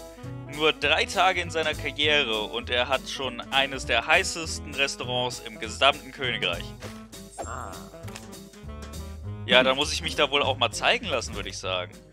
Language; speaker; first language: German; native; German